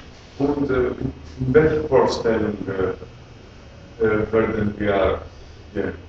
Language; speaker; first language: German; non-native, learner; Greek